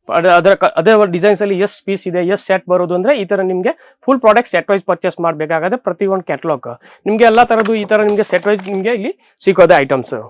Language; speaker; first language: Kannada; native; Kannada